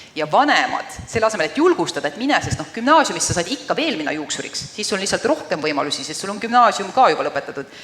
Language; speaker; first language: Estonian; native; Estonian